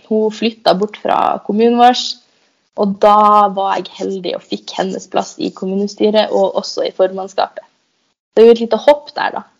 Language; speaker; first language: Norwegian; native; Norwegian